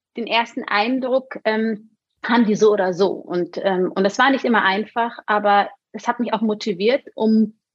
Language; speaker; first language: German; native; German